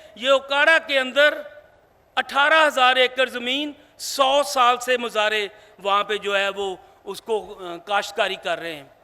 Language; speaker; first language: Urdu; non-native, local second language; Punjabi